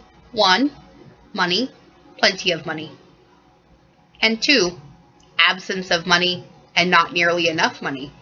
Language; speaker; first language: English; native; English